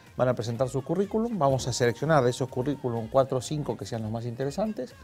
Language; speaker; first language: Spanish; native; Spanish